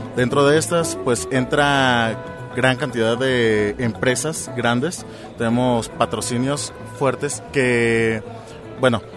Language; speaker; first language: Spanish; native; Spanish